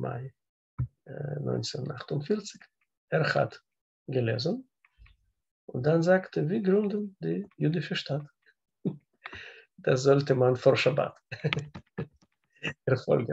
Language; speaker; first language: German; non-native, learner; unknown